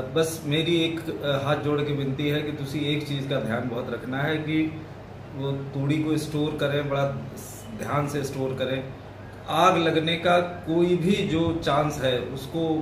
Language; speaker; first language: Hindi; non-native, local second language; Punjabi